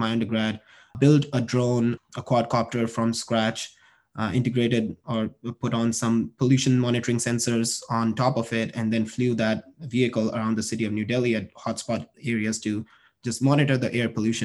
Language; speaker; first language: English; non-native, local second language; Hindi